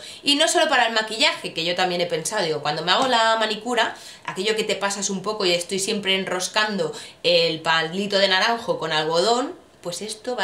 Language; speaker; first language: Spanish; native; Spanish